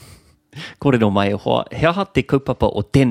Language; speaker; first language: Māori; non-native, local second language; English